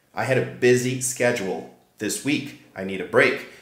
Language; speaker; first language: English; non-native, fluent; Portuguese